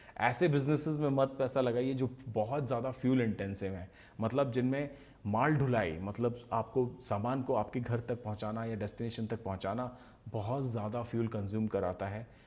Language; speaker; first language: Hindi; native; Hindi